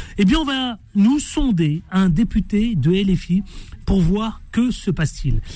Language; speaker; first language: French; native; French